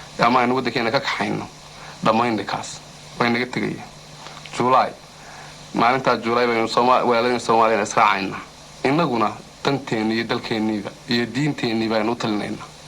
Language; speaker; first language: Somali; native; Somali